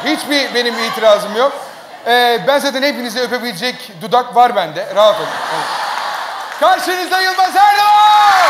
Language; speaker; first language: Turkish; native; Turkish